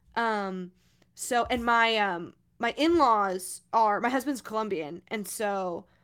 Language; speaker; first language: English; native; English